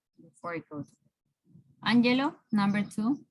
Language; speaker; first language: English; non-native, fluent; Spanish